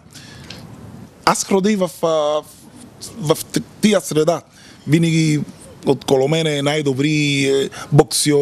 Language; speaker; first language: Bulgarian; non-native, learner; Spanish